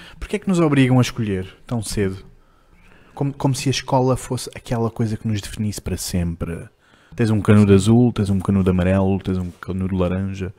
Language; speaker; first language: Portuguese; native; Portuguese